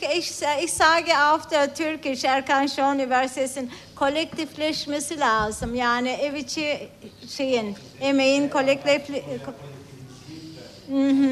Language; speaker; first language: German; non-native, learner; Turkish